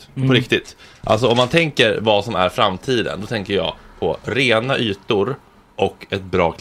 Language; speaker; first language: Swedish; native; Swedish